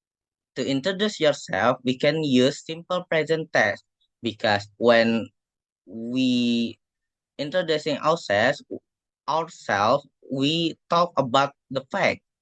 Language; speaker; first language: English; non-native, fluent; Indonesian